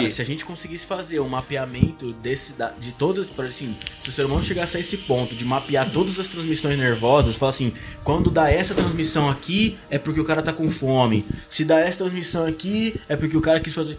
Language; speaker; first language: Portuguese; native; Portuguese